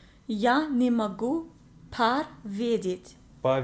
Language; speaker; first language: Russian; non-native, learner; English